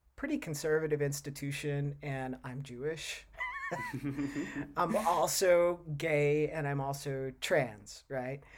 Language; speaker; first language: English; native; English